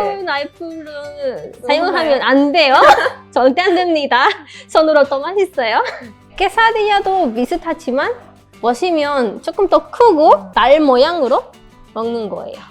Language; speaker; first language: Korean; non-native, fluent; Spanish